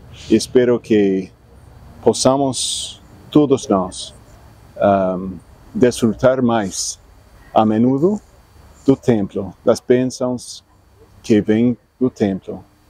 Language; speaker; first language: Portuguese; non-native, learner; English